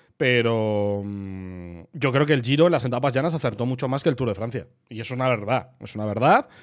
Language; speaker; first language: Spanish; native; Spanish